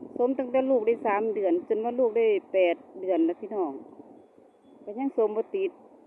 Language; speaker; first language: Thai; native; Thai